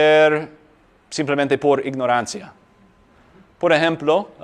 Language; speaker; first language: Spanish; non-native, fluent; English